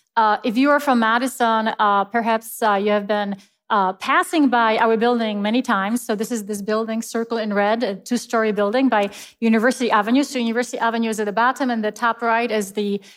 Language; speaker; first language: English; non-native, fluent; Polish